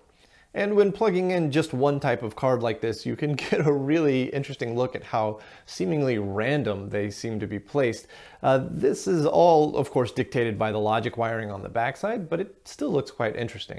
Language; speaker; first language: English; native; English